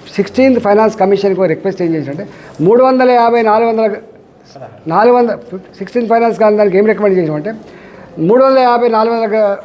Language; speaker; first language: Telugu; native; Telugu